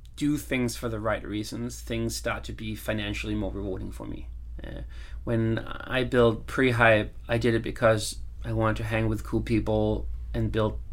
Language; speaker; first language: English; non-native, fluent; Danish